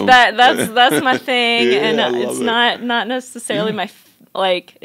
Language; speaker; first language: English; native; English